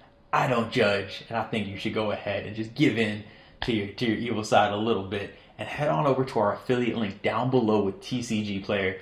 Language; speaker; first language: English; native; English